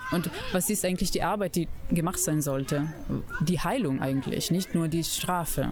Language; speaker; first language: German; non-native, fluent; Italian